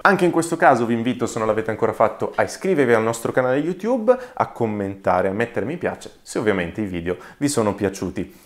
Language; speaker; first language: Italian; native; Italian